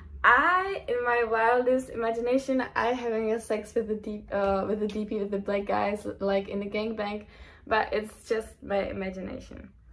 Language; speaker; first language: English; non-native, fluent; Czech